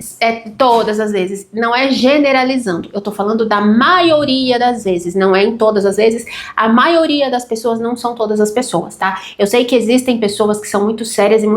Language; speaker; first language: Portuguese; native; Portuguese